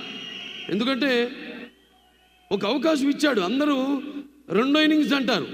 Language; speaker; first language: Telugu; native; Telugu